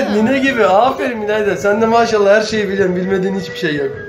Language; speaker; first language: Turkish; native; Turkish